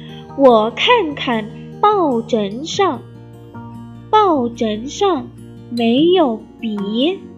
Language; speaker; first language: Chinese; non-native, fluent; Indonesian